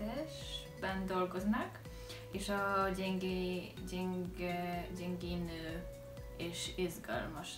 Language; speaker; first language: Hungarian; non-native, learner; Polish